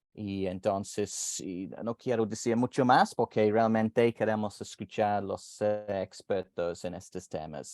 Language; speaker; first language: Spanish; non-native, fluent; English